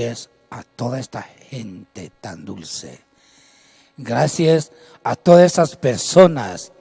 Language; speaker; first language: Spanish; non-native, local second language; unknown